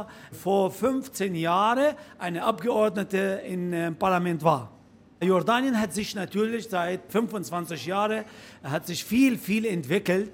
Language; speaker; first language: German; non-native, fluent; Arabic